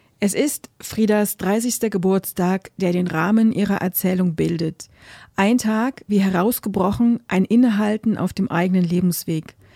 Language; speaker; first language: German; native; German